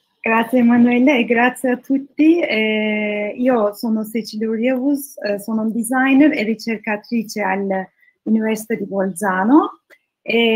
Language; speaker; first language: Italian; non-native, learner; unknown